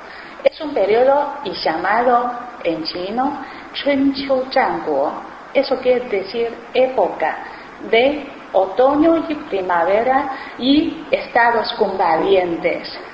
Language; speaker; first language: Spanish; non-native, fluent; Chinese